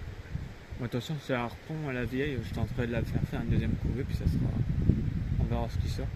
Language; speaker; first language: French; native; French